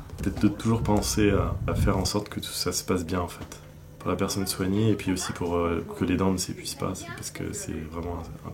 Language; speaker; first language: French; native; French